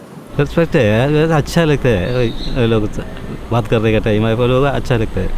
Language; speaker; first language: Hindi; non-native, local second language; Malayalam